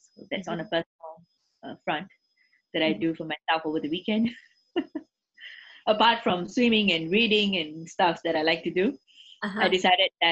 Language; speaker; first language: English; native; English